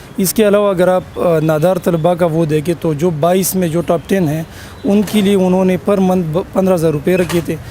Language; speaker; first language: Urdu; non-native, local second language; Pashto